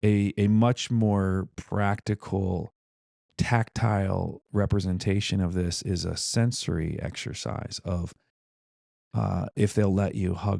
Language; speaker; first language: English; native; English